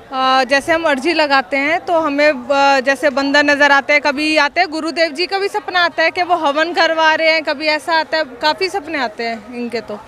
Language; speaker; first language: Hindi; native; Hindi